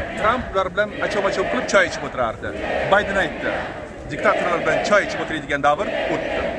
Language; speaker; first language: Uzbek; non-native, local second language; Russian